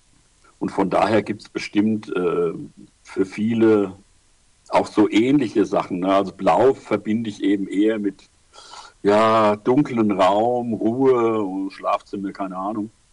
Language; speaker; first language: German; native; German